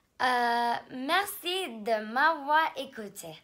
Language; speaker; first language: French; non-native, learner; Turkish